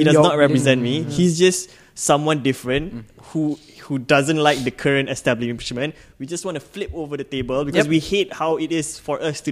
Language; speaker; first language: English; non-native, local second language; Malay